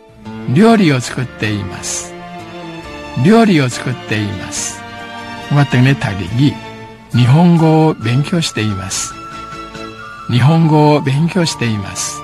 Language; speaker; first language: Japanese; non-native, fluent; Min Nan Chinese